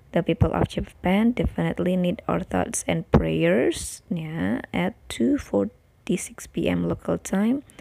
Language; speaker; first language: English; non-native, fluent; Indonesian